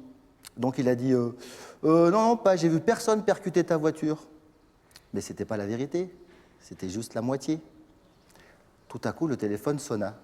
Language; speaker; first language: French; native; French